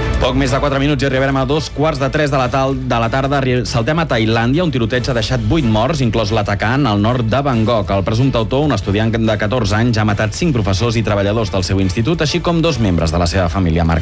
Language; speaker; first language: Catalan; native; Catalan